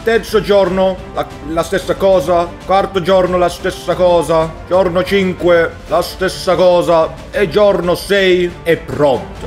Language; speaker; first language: Italian; non-native, learner; Swedish